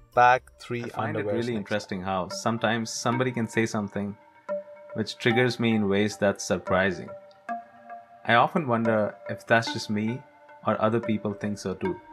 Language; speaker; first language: English; non-native, local second language; Hindi